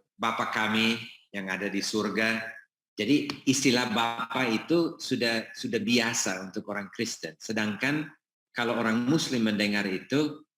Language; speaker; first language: Indonesian; non-native, fluent; English